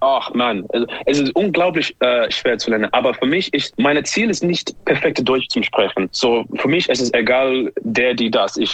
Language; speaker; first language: German; non-native, learner; English